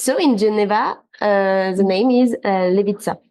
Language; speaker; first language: English; non-native, learner; French